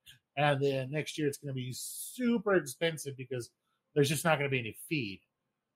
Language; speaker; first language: English; native; English